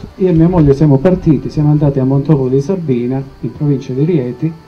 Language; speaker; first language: Italian; native; Italian